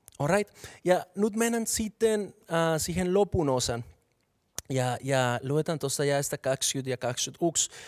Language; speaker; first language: Finnish; non-native, fluent; Spanish